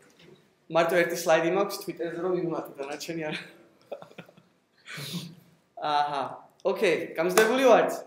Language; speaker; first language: Georgian; early bilingual, heritage; Georgian